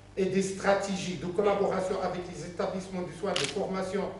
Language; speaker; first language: French; non-native, local second language; Arabic